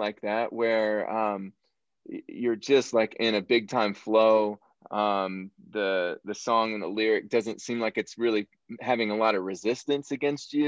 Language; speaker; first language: English; native; English